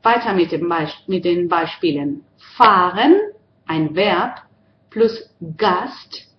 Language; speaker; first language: German; non-native, fluent; Spanish